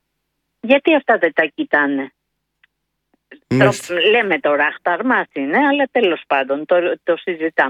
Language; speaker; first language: Greek; native; Greek